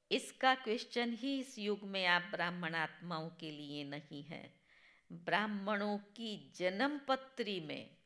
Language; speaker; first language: Hindi; non-native, local second language; Gujarati